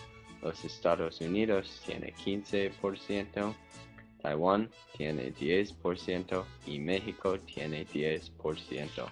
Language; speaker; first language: Spanish; non-native, learner; English